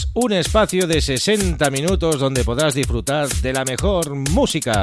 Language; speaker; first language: Spanish; native; Spanish